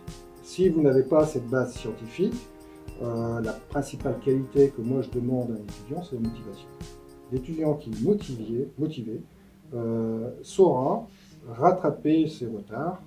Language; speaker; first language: French; native; French